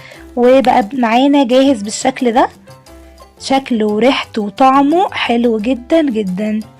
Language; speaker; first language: Arabic; native; Arabic